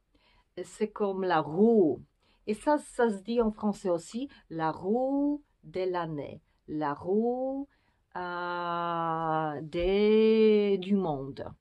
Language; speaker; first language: French; non-native, fluent; Polish